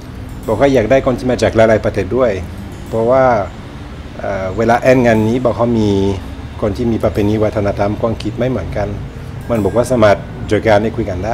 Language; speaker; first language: Thai; non-native, learner; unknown